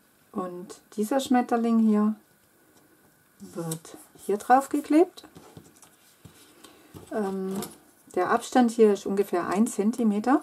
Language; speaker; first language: German; native; German